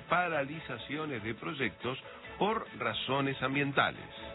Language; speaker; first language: Spanish; native; Spanish